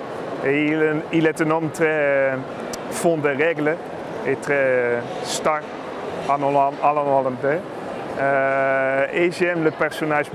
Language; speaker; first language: French; non-native, learner; Dutch